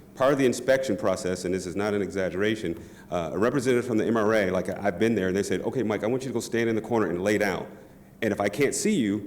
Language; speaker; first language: English; native; English